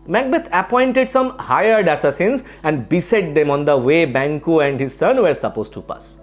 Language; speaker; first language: English; non-native, local second language; Bangla